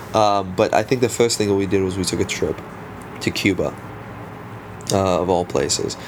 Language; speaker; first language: English; early bilingual, other home language; Afrikaans